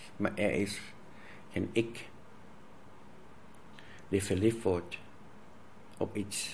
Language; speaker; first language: Dutch; non-native, fluent; Vietnamese